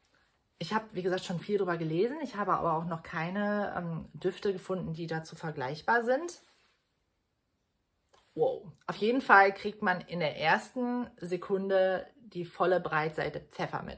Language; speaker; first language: German; native; German